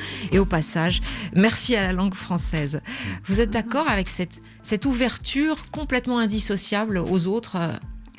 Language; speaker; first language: French; native; French